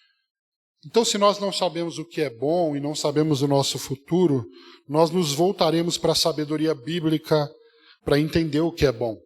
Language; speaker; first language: Portuguese; native; Portuguese